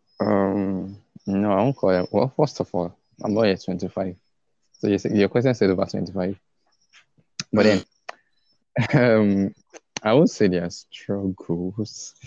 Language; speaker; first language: English; non-native, local second language; Yoruba